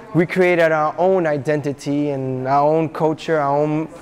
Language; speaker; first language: English; native; English